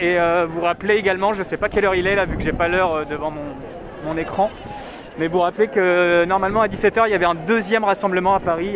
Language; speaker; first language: French; native; French